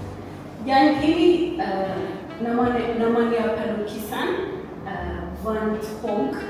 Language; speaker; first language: Indonesian; non-native, learner; Amharic